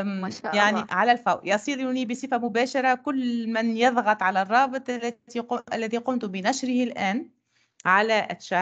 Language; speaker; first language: Arabic; native; Arabic